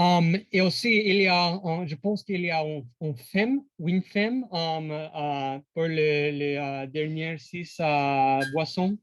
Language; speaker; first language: French; non-native, learner; English